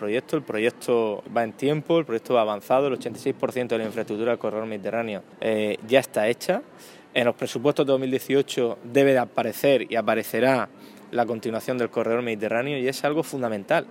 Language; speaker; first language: Spanish; native; Spanish